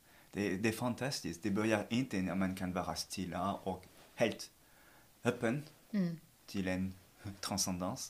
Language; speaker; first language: Swedish; non-native, fluent; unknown